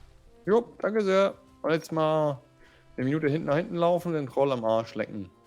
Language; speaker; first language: German; native; German